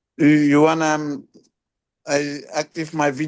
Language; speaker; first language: English; non-native, learner; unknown